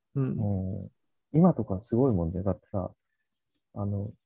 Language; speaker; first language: Japanese; native; Japanese